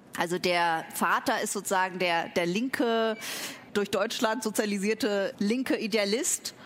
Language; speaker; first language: German; early bilingual, other home language; Vietnamese